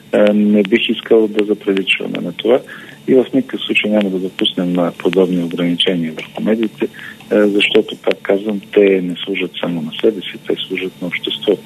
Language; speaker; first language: Bulgarian; native; Bulgarian